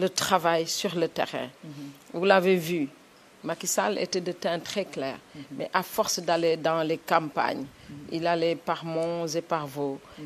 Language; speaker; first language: French; non-native, local second language; Wolof